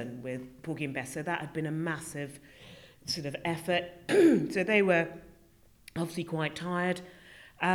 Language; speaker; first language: English; native; English